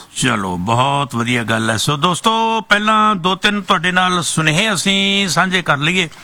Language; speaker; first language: Punjabi; native; Punjabi